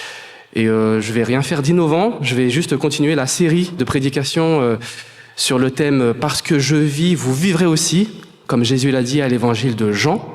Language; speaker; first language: French; native; French